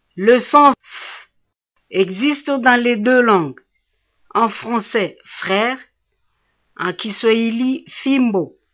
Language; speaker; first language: French; non-native, local second language; Swahili